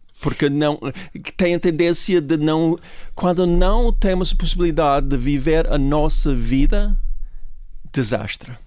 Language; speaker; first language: Portuguese; non-native, fluent; English